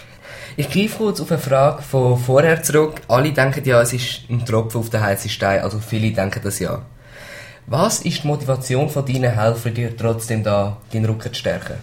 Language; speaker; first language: German; native; German